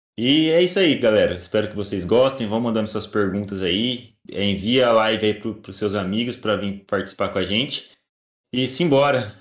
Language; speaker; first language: Portuguese; native; Portuguese